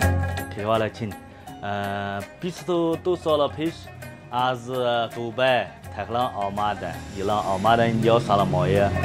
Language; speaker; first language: Persian; non-native, learner; Chinese